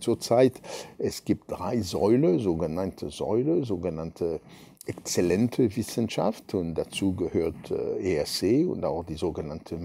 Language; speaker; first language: German; non-native, fluent; French